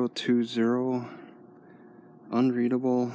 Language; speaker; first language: English; native; English